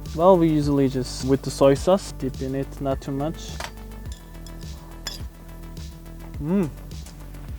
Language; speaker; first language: English; non-native, fluent; Korean